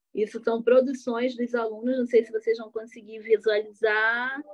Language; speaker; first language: Portuguese; native; Portuguese